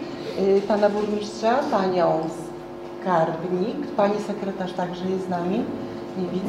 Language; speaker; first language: Polish; native; Polish